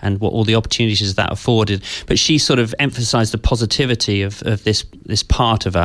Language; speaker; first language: English; native; English